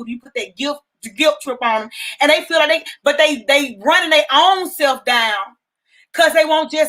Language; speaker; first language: English; native; English